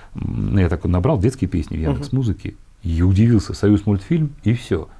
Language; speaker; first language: Russian; native; Russian